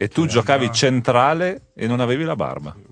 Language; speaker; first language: Italian; native; Italian